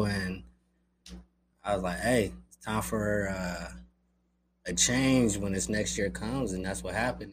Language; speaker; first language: English; early bilingual, other home language; Spanish